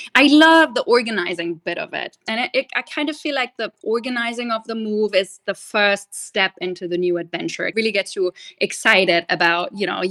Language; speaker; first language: English; non-native, fluent; German